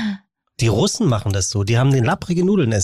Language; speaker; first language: German; native; German